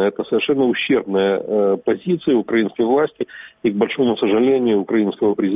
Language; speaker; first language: Russian; native; Russian